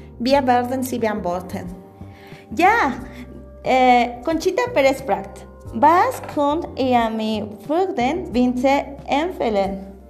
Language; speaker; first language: German; non-native, learner; Spanish